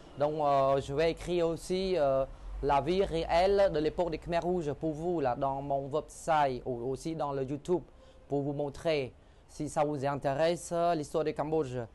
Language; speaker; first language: French; non-native, fluent; Khmer